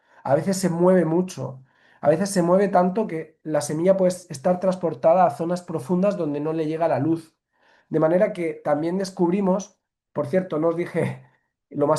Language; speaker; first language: Spanish; native; Spanish